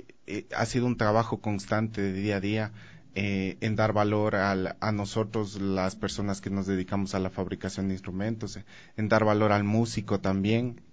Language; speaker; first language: Spanish; native; Spanish